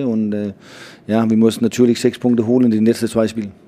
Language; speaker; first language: German; non-native, fluent; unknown